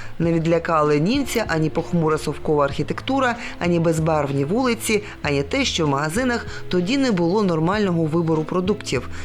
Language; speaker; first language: Ukrainian; native; Ukrainian